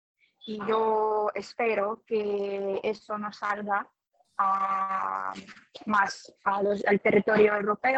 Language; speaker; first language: Spanish; non-native, fluent; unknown